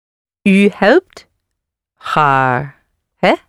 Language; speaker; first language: Dutch; non-native, learner; English